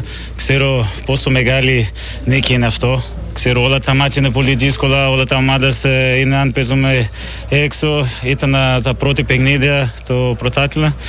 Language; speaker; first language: Greek; non-native, learner; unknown